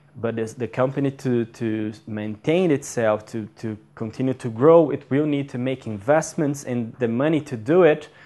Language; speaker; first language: English; non-native, fluent; Portuguese